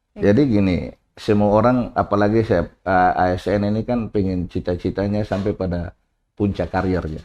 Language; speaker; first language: Indonesian; native; Indonesian